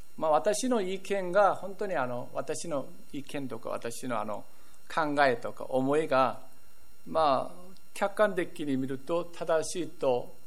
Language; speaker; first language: Japanese; non-native, fluent; Korean